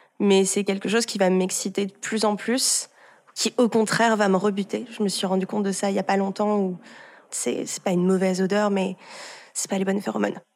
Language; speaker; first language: French; early bilingual, heritage; French